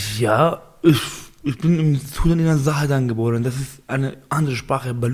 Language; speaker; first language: German; non-native, learner; Baluchi